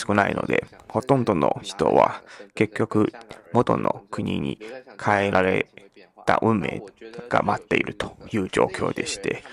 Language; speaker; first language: Japanese; non-native, fluent; Malay